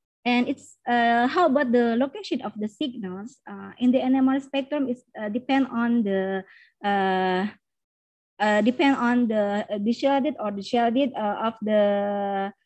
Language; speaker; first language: English; non-native, learner; Indonesian